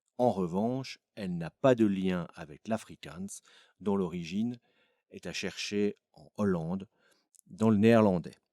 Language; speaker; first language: French; native; French